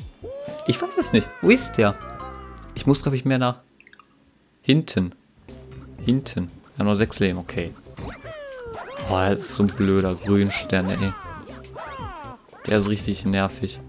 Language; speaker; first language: German; native; German